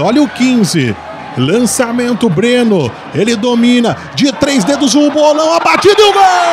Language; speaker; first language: Portuguese; native; Portuguese